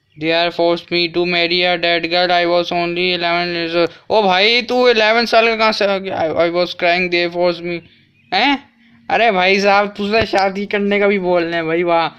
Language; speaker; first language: Hindi; native; Hindi